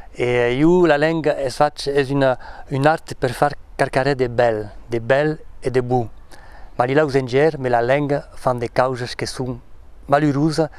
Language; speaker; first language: Occitan; non-native, local second language; French